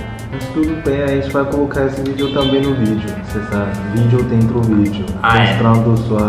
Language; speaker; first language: Portuguese; non-native, fluent; Chinese